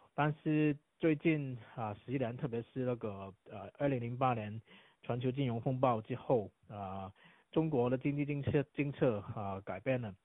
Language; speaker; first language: Chinese; non-native, fluent; Cantonese